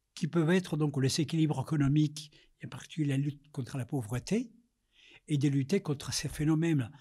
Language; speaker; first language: French; non-native, fluent; Spanish